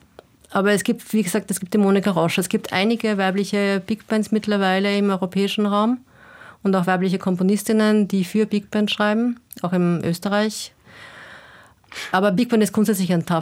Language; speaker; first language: German; native; German